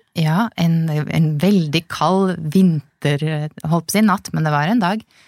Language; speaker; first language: Norwegian; native; Norwegian